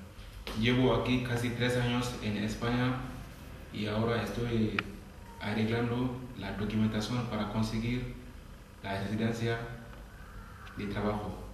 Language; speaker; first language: Spanish; non-native, learner; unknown